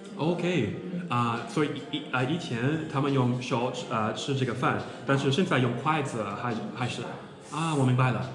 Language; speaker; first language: Chinese; non-native, learner; English